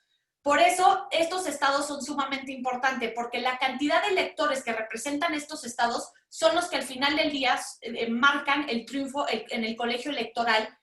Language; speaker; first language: Spanish; native; Spanish